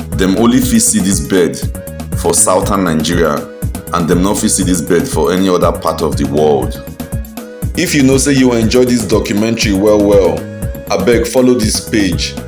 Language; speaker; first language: Nigerian Pidgin; native; Nigerian Pidgin